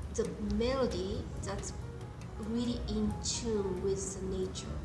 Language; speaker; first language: English; non-native, fluent; Japanese